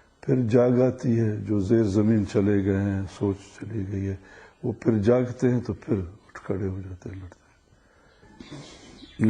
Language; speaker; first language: Urdu; non-native, local second language; Baluchi